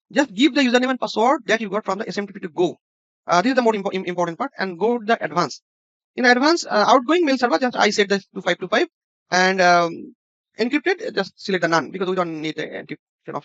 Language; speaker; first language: English; non-native, local second language; Bangla